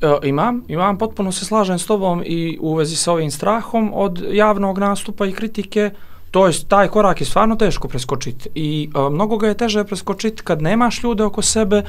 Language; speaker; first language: Serbian; native; Serbian